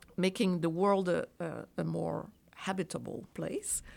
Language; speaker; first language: English; non-native, fluent; French